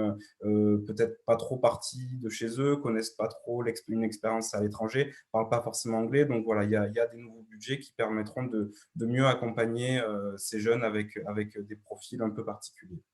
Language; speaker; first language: French; native; French